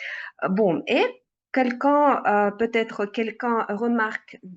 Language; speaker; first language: French; non-native, learner; Russian